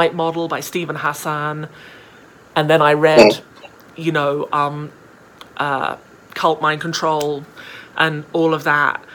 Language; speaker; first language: English; native; English